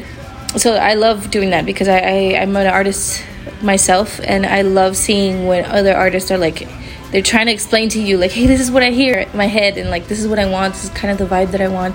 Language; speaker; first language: English; native; English